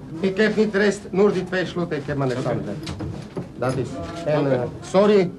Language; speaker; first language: Dutch; non-native, learner; Romany